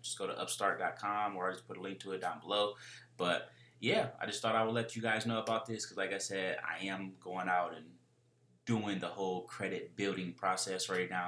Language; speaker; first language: English; native; English